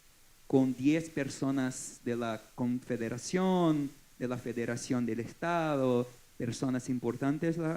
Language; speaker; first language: Spanish; non-native, fluent; Portuguese